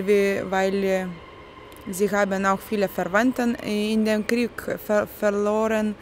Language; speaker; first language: German; non-native, fluent; Lithuanian